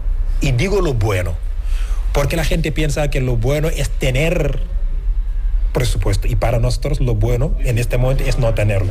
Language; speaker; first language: Spanish; non-native, fluent; Wolof